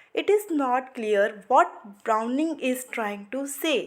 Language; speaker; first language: English; non-native, local second language; Punjabi